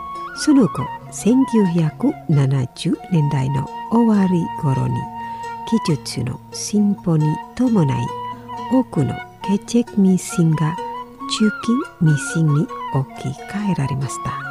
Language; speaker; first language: Japanese; non-native, learner; Indonesian